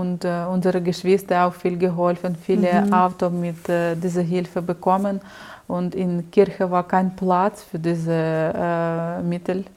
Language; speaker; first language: German; non-native, learner; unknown